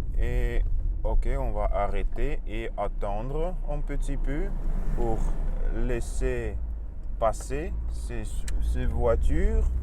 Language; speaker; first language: French; non-native, learner; Russian